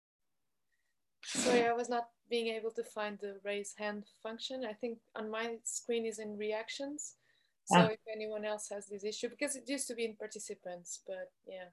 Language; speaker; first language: English; non-native, fluent; Portuguese